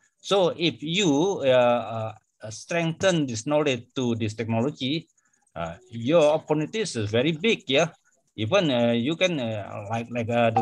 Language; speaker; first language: English; non-native, fluent; Indonesian